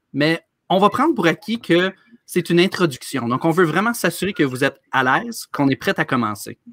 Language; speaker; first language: French; native; French